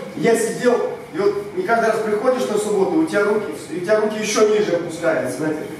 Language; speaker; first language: Russian; non-native, local second language; Romanian